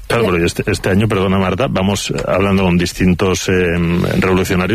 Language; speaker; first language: Spanish; native; Spanish